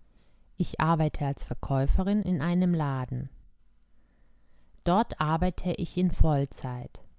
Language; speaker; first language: German; non-native, fluent; Croatian